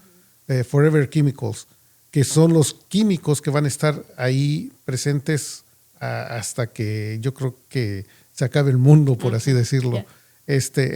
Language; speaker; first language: Spanish; native; Spanish